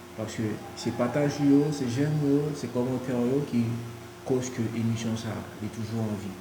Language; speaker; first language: Haitian Creole; native; Haitian Creole